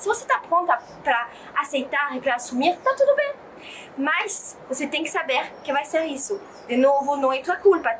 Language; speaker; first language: Portuguese; non-native, fluent; French